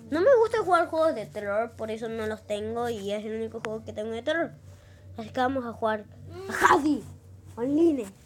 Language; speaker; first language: Spanish; native; Spanish